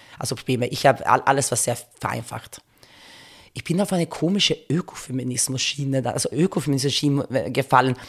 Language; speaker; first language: German; non-native, fluent; Finnish